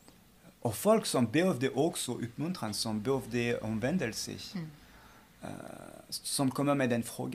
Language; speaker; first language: Swedish; non-native, fluent; French